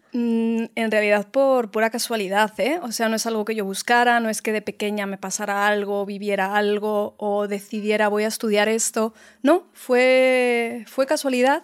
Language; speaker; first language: Spanish; native; Spanish